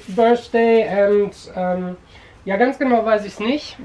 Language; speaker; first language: German; native; German